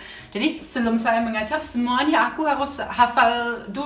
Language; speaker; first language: Indonesian; non-native, fluent; German